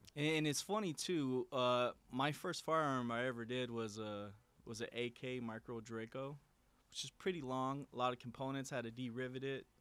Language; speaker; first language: English; native; English